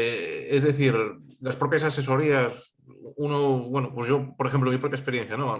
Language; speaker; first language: Spanish; native; Spanish